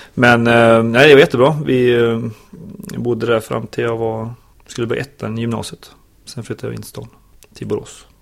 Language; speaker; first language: Swedish; native; Swedish